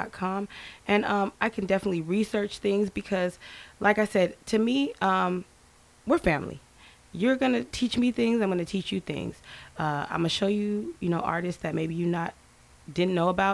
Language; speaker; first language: English; native; English